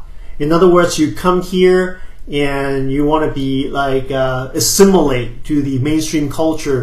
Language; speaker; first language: English; non-native, local second language; Cantonese